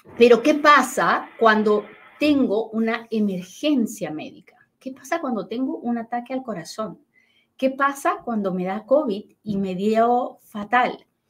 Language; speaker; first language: Spanish; native; Spanish